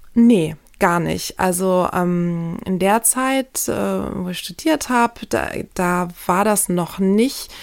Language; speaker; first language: German; early bilingual, other home language; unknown